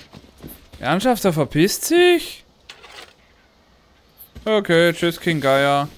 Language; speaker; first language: German; native; German